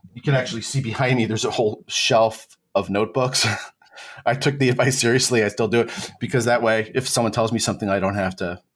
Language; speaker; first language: English; native; English